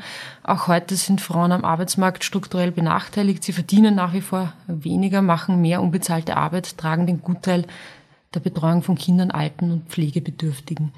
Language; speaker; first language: German; native; German